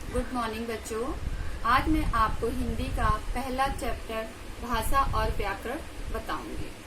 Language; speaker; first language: Hindi; native; Hindi